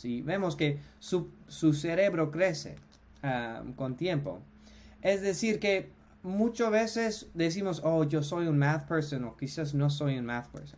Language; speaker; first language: Spanish; non-native, fluent; English